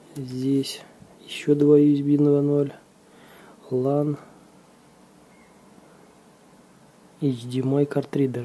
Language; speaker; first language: Russian; native; Russian